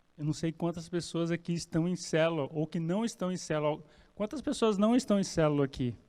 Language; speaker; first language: Portuguese; native; Portuguese